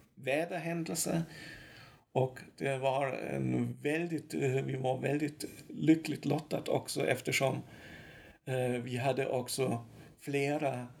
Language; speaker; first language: Swedish; non-native, fluent; German